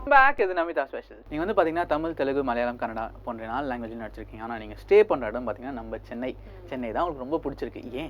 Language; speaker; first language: Tamil; native; Tamil